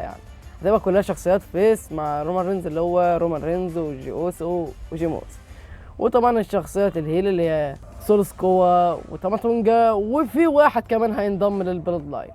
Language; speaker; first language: Arabic; native; Arabic